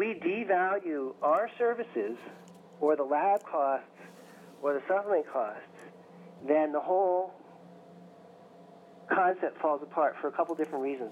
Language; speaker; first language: English; native; English